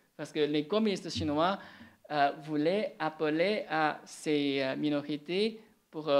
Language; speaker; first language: French; non-native, fluent; Chinese